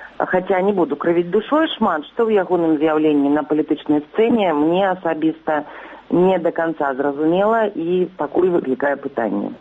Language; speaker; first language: Belarusian; non-native, local second language; Russian